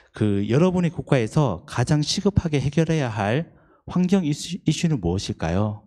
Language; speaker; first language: Korean; native; Korean